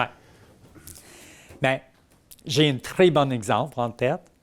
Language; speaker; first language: French; non-native, local second language; English